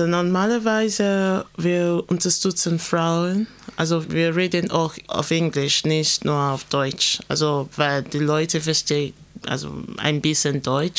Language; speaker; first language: German; non-native, learner; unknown